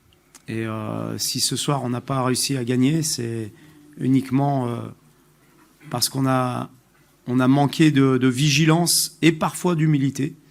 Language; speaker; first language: French; native; French